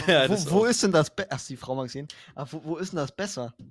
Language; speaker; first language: German; native; German